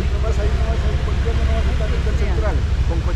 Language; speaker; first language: Spanish; native; Spanish